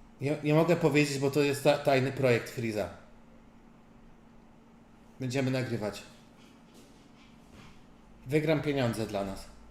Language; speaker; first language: Polish; native; Polish